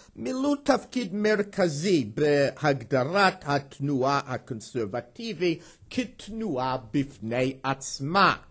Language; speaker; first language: Hebrew; non-native, fluent; English